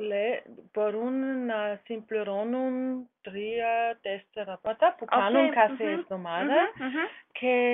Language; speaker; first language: Greek; non-native, learner; German